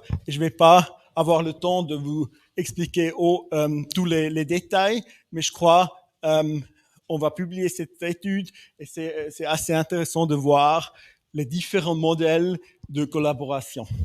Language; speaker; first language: French; non-native, fluent; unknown